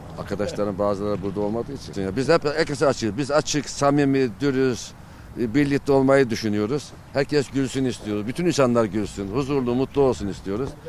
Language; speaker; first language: Turkish; native; Turkish